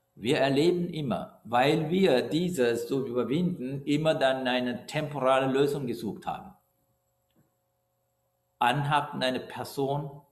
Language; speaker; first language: German; non-native, fluent; Sinhala